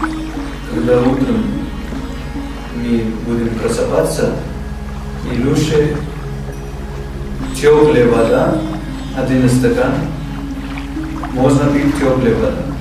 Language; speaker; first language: Russian; non-native, learner; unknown